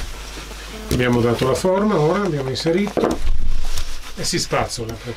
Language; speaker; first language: Italian; native; Italian